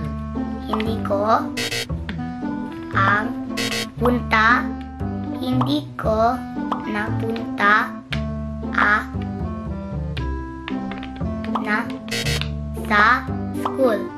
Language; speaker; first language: Filipino; early bilingual, heritage; Filipino